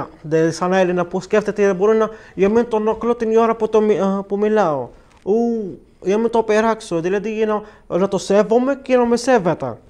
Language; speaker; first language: Greek; non-native, learner; Arabic